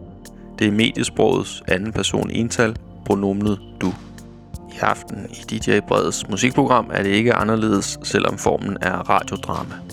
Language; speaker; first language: Danish; native; Danish